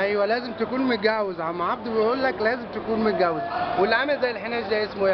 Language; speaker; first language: Arabic; native; Arabic